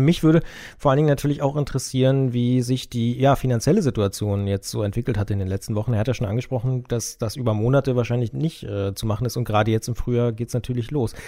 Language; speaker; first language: German; native; German